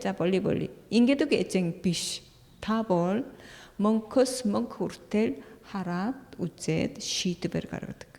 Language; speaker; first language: Mongolian; non-native, fluent; Korean